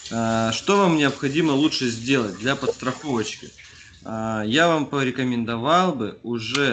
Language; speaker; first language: Russian; native; Russian